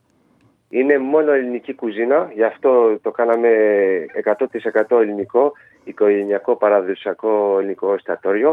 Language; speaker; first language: Greek; early bilingual, heritage; Greek